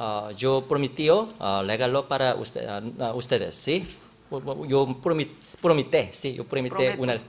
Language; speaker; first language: Spanish; non-native, learner; Korean